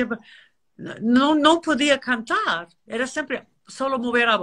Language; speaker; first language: Spanish; non-native, learner; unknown